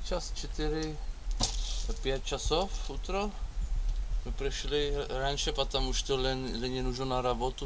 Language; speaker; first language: Russian; early bilingual, heritage; Russian